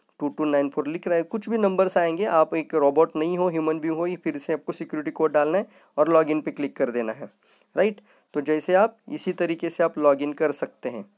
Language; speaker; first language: Hindi; non-native, local second language; Marathi